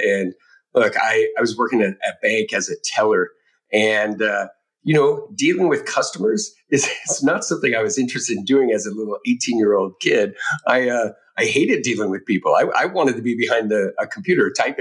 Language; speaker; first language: English; native; English